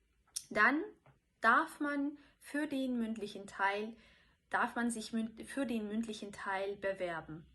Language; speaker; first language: German; non-native, fluent; Turkish